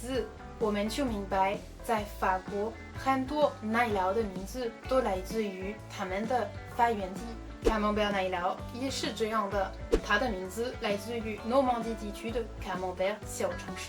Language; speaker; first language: Chinese; non-native, fluent; French